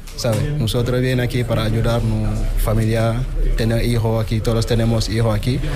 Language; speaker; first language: Spanish; non-native, learner; Wolof